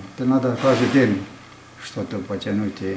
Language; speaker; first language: Russian; non-native, fluent; Estonian